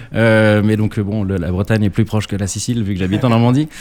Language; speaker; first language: French; native; French